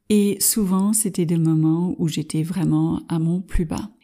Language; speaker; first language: French; non-native, fluent; English